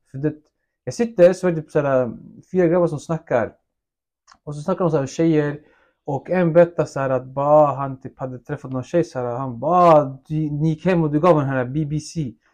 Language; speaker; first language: Swedish; native; Swedish